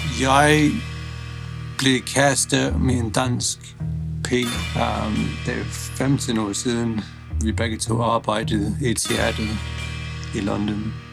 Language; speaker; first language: Danish; non-native, fluent; English